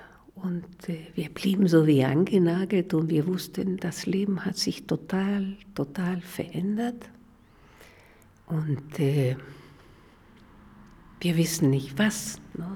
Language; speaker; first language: German; non-native, fluent; Spanish